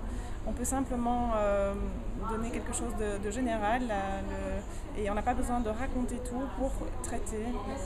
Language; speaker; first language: French; native; French